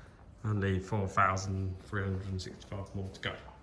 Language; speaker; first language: English; native; English